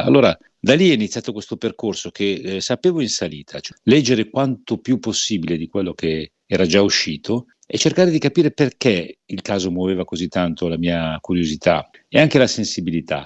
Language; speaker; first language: Italian; native; Italian